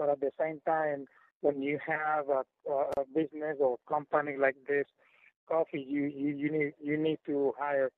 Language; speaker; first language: English; non-native, fluent; Spanish